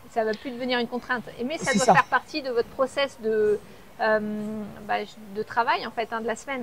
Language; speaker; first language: French; native; French